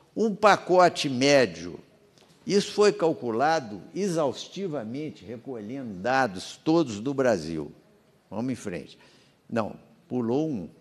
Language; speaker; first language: Portuguese; native; Portuguese